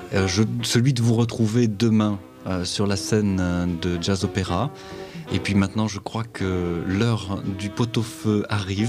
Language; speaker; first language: French; native; French